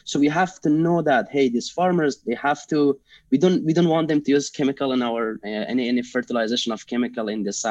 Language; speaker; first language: English; non-native, fluent; Persian